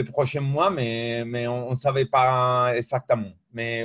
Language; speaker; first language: French; non-native, learner; Spanish